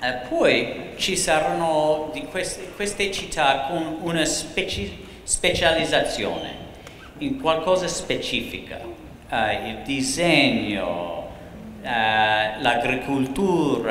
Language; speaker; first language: Italian; non-native, learner; English